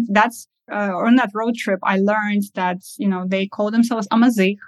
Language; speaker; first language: English; early bilingual, other home language; Russian